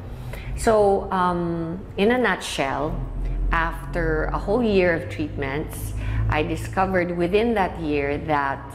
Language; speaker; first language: English; non-native, local second language; Filipino